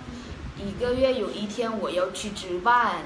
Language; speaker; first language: Chinese; non-native, fluent; Vietnamese